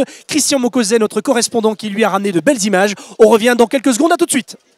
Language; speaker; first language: French; native; French